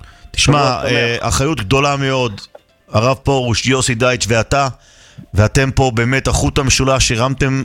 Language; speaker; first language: Hebrew; native; Hebrew